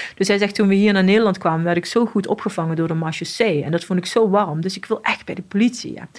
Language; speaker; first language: Dutch; early bilingual, other home language; Arabic